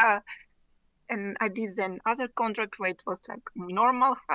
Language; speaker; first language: English; non-native, learner; Russian